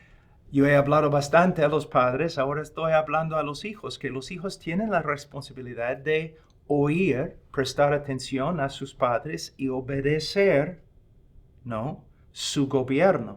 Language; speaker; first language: Spanish; non-native, fluent; English